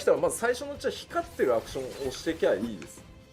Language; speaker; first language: Japanese; native; Japanese